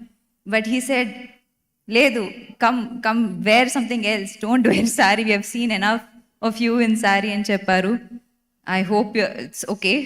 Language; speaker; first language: Telugu; non-native, fluent; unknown